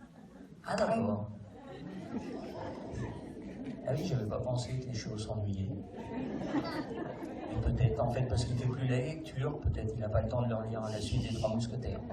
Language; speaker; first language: French; native; French